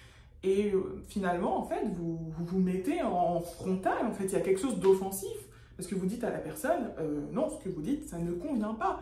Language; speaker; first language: French; native; French